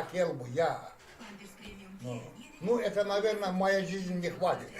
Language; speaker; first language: Russian; non-native, fluent; Azerbaijani